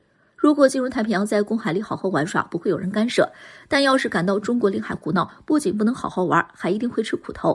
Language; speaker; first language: Chinese; native; Chinese